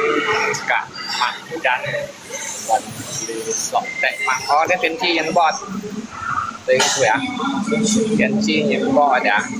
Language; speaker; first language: Indonesian; non-native, learner; Vietnamese